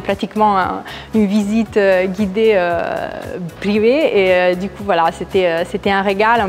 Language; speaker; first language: French; non-native, fluent; Italian